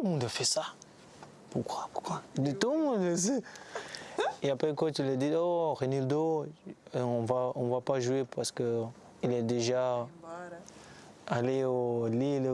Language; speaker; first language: French; non-native, learner; Portuguese